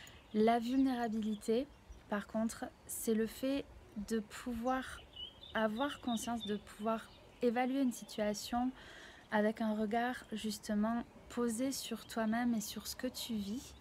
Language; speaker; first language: French; native; French